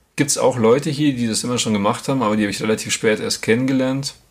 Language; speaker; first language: German; native; German